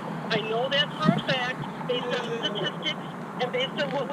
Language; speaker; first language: English; native; English